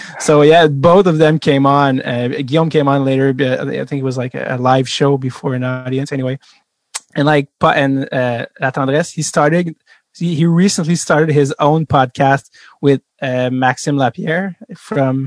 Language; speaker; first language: English; non-native, fluent; French